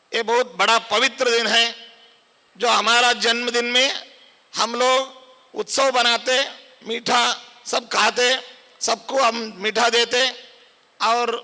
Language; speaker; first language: Hindi; non-native, local second language; Kannada